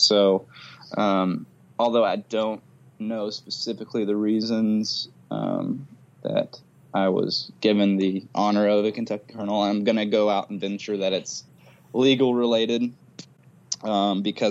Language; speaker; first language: English; native; English